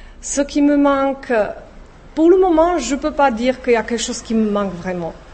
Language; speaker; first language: French; non-native, fluent; Czech